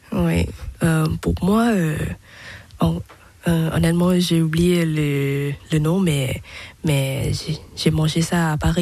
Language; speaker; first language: French; non-native, learner; Thai